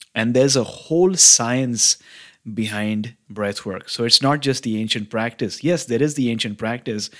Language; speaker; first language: English; non-native, local second language; Hindi